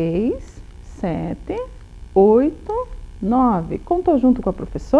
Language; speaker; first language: Portuguese; native; Portuguese